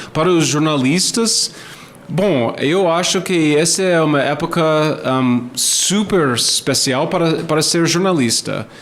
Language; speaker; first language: Portuguese; non-native, fluent; English